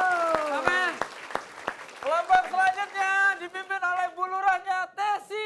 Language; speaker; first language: Indonesian; native; Indonesian